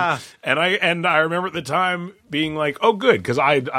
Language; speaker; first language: English; native; English